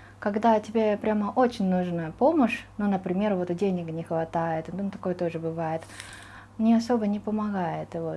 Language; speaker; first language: Russian; non-native, fluent; Japanese